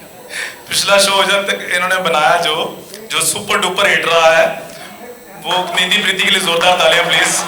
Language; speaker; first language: Hindi; native; Hindi